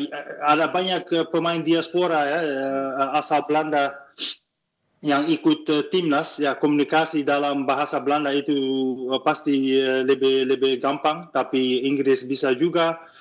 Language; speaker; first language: Indonesian; non-native, fluent; Dutch